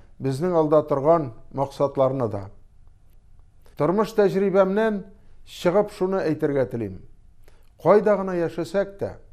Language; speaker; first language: Tatar; non-native, local second language; Russian